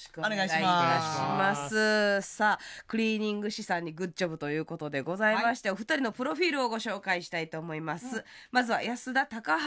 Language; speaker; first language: Japanese; native; Japanese